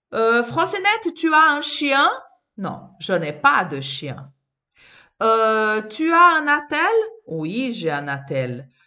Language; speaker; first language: French; non-native, fluent; Portuguese